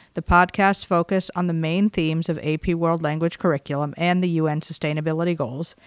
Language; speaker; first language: English; native; English